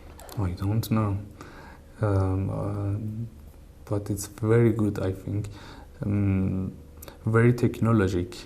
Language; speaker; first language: English; non-native, learner; Persian